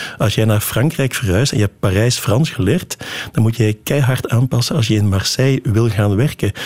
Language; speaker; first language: Dutch; native; Dutch